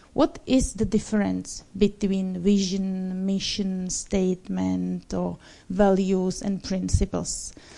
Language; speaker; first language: English; non-native, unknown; Czech